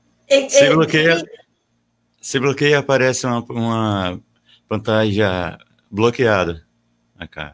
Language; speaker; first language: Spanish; non-native, learner; Portuguese